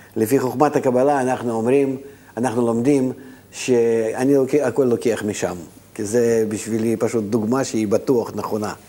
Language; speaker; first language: Hebrew; non-native, fluent; Russian